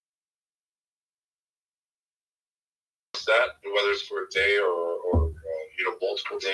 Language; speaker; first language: English; native; English